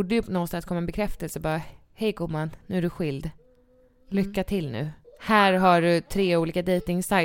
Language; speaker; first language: Swedish; native; Swedish